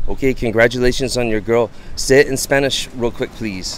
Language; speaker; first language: English; native; English